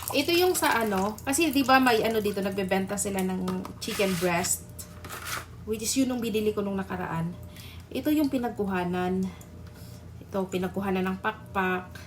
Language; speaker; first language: Filipino; non-native, local second language; Cebuano